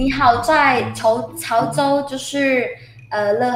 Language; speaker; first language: Chinese; early bilingual, heritage; Chinese